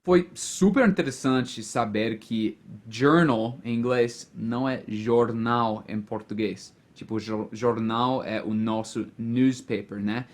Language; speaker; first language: Portuguese; non-native, fluent; English